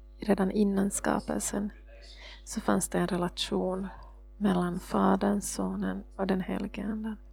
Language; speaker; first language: Swedish; non-native, fluent; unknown